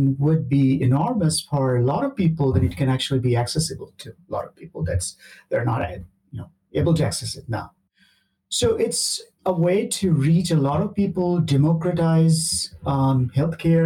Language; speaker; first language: English; non-native, local second language; Bangla